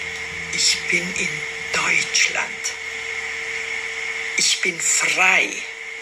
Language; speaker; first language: German; non-native, fluent; Romanian